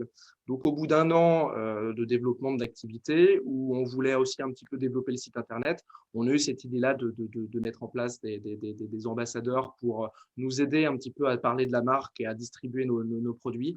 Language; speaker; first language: French; native; French